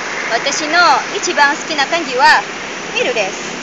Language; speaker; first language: Japanese; non-native, learner; Indonesian